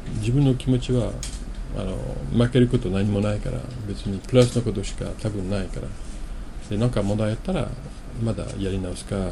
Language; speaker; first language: Japanese; non-native, fluent; French